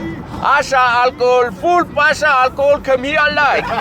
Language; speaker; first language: English; non-native, learner; Armenian